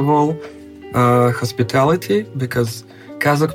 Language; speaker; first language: English; non-native, fluent; Kazakh